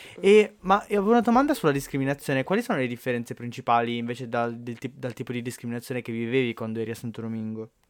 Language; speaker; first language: Italian; native; Italian